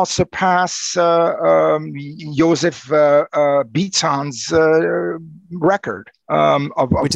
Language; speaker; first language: English; non-native, fluent; Romanian